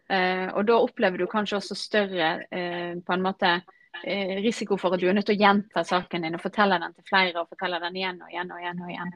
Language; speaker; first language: Norwegian; native; Norwegian